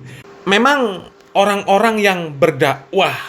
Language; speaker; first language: Indonesian; native; Indonesian